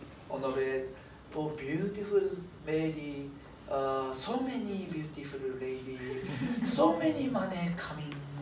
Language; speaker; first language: English; non-native, learner; Japanese